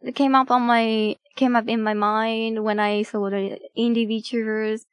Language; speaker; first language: English; non-native, fluent; Japanese